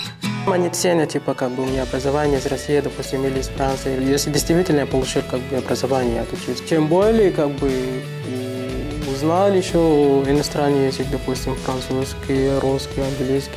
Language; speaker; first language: Russian; non-native, learner; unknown